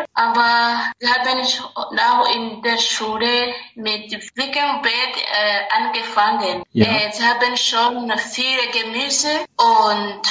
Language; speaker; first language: German; non-native, learner; Rundi